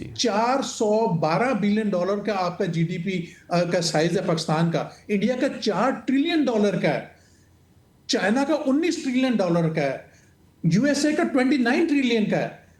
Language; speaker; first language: Urdu; non-native, local second language; Punjabi